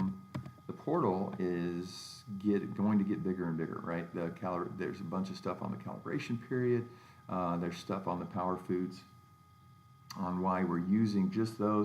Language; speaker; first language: English; native; English